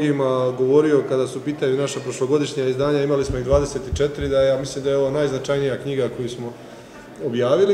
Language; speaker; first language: Serbian; native; Serbian